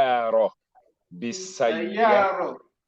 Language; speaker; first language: Arabic; non-native, fluent; English